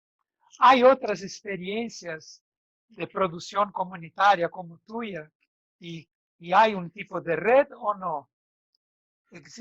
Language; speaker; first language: Spanish; non-native, fluent; Portuguese